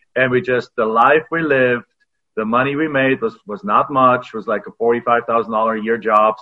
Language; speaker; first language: English; non-native, fluent; German